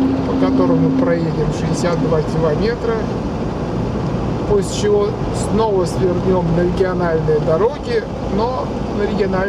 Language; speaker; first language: Russian; native; Russian